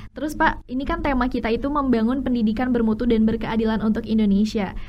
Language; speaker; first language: Indonesian; native; Indonesian